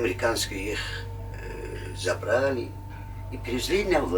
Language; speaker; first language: Russian; non-native, learner; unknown